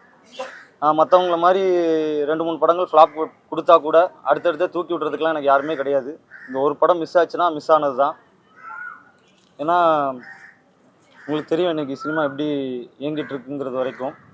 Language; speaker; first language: Tamil; native; Tamil